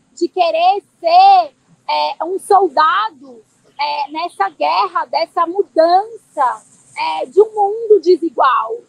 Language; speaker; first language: Portuguese; native; Portuguese